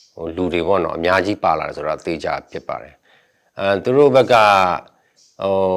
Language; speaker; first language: Burmese; non-native, local second language; S'gaw Karen